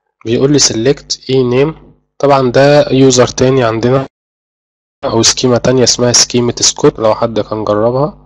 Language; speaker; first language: Arabic; native; Arabic